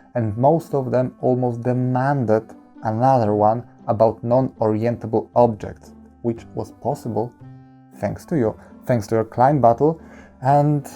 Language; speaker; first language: English; non-native, fluent; Polish